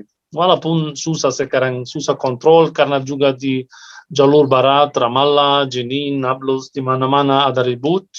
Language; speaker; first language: Indonesian; non-native, fluent; Arabic